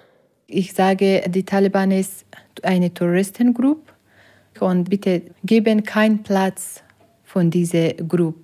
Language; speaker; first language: German; non-native, learner; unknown